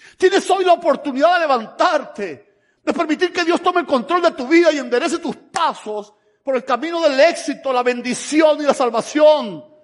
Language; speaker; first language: Spanish; native; Spanish